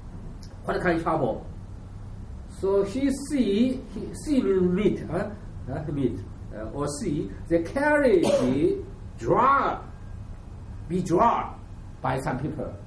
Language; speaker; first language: English; non-native, learner; Chinese